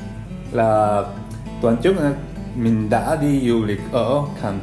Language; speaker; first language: Vietnamese; non-native, learner; Japanese